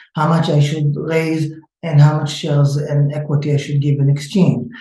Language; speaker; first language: English; non-native, fluent; Hebrew